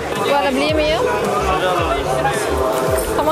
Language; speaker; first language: Turkish; non-native, learner; German